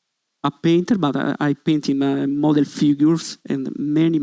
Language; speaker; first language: English; non-native, learner; Italian